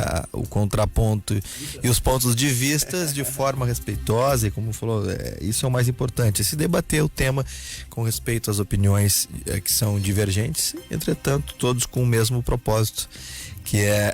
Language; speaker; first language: Portuguese; native; Portuguese